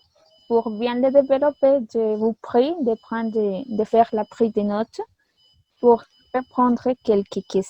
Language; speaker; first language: French; non-native, fluent; Spanish